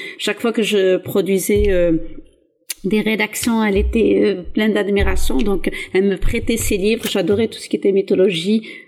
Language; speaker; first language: French; early bilingual, other home language; Arabic